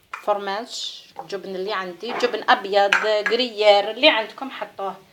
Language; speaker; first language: Arabic; native; Arabic